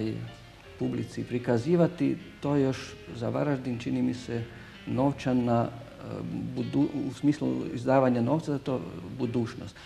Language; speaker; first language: Croatian; native; Croatian